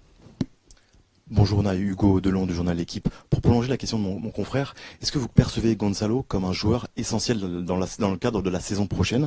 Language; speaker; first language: French; native; French